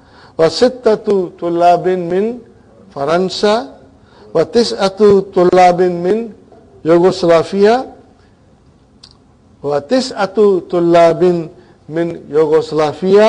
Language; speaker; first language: Arabic; non-native, fluent; Urdu